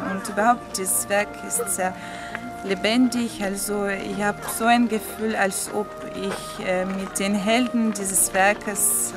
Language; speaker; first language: German; non-native, fluent; Russian